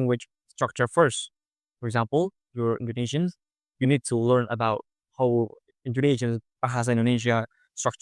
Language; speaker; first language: English; non-native, fluent; Indonesian